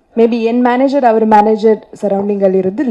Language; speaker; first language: Tamil; non-native, learner; Kannada